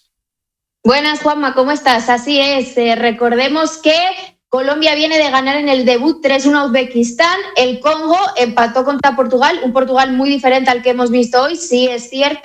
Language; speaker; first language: Spanish; native; Spanish